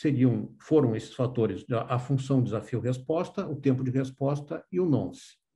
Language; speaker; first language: Portuguese; native; Portuguese